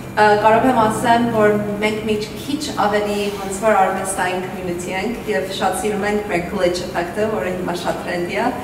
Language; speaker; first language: Armenian; early bilingual, heritage; Armenian